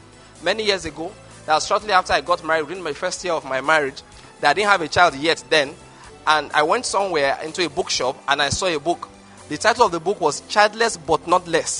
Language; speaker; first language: English; non-native, local second language; Igbo